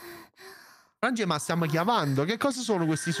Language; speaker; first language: Italian; native; Italian